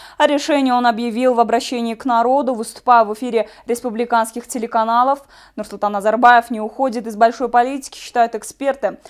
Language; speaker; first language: Russian; non-native, local second language; Kyrgyz